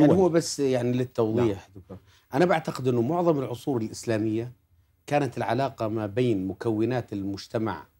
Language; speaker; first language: Arabic; native; Arabic